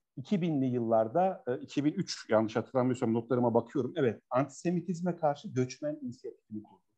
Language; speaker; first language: Turkish; native; Turkish